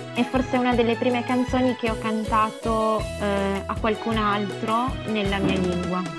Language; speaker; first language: Italian; early bilingual, other home language; Sinhala